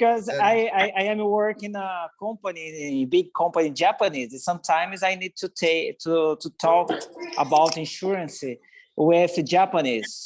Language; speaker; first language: English; non-native, learner; Portuguese